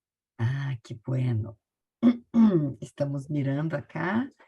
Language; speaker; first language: Spanish; non-native, learner; Portuguese